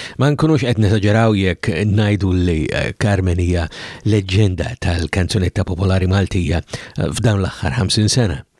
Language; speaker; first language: Maltese; native; Maltese